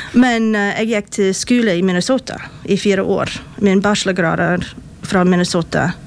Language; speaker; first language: Norwegian; non-native, fluent; English